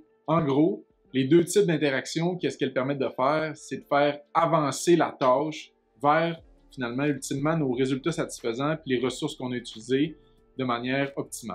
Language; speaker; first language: French; native; French